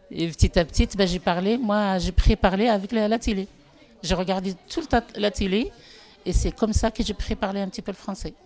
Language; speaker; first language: French; non-native, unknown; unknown